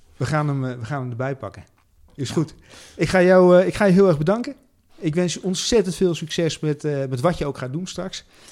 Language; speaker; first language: Dutch; native; Dutch